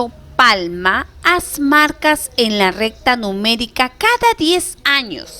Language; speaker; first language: Spanish; native; Spanish